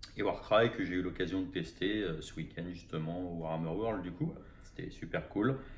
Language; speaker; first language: French; native; French